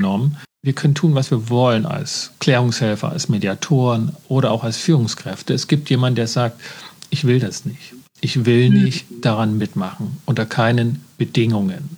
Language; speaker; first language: German; native; German